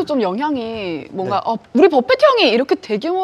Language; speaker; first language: Korean; native; Korean